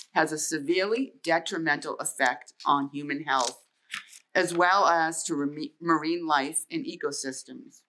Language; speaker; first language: English; native; English